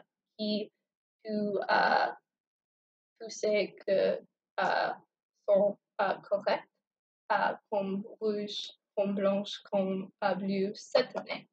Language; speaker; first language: French; non-native, learner; English